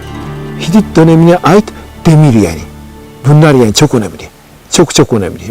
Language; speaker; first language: Turkish; non-native, fluent; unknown